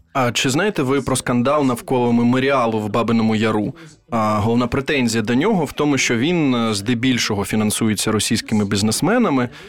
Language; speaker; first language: Ukrainian; native; Ukrainian